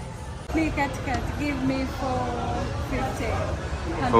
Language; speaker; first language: English; non-native, learner; Swahili